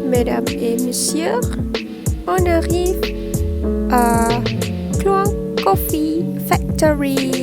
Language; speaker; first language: French; non-native, learner; Malay